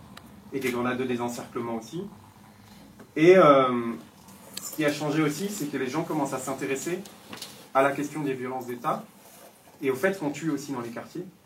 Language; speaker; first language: French; native; French